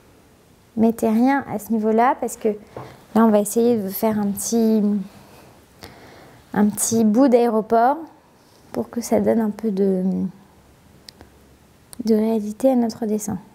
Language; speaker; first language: French; native; French